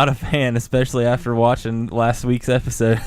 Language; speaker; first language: English; native; English